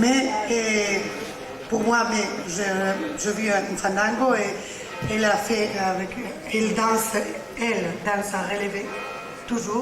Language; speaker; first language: French; non-native, learner; Spanish